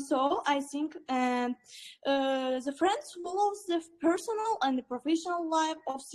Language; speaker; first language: English; non-native, learner; Uzbek